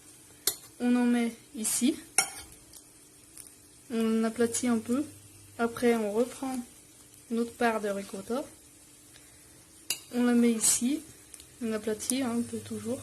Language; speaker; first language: French; native; French